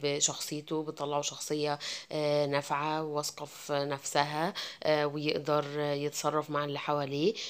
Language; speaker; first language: Arabic; native; Arabic